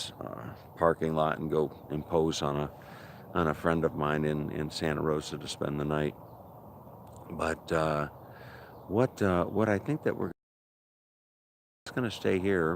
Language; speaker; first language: English; native; English